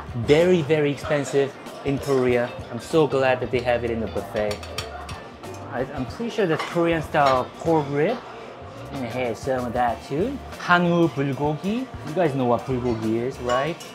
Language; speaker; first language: English; non-native, fluent; Korean